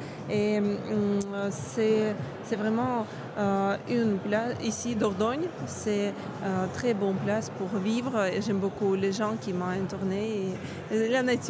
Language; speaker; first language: French; non-native, learner; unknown